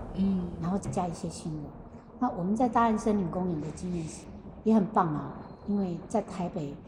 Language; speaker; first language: Chinese; native; Chinese